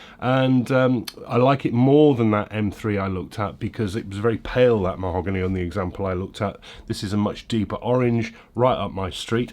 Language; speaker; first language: English; native; English